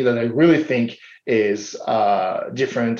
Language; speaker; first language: English; non-native, fluent; French